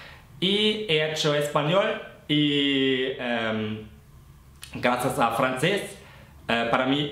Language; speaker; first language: Spanish; non-native, fluent; German